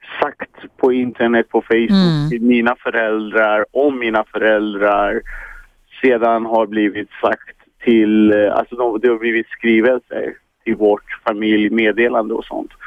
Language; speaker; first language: Swedish; early bilingual, other home language; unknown